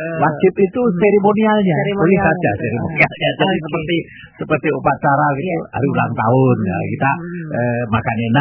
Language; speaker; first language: Indonesian; non-native, local second language; Javanese